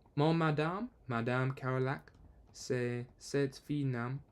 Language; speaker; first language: French; non-native, learner; English